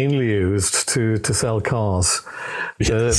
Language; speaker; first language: English; native; English